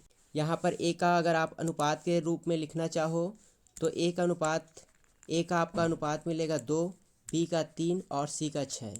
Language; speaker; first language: Hindi; native; Hindi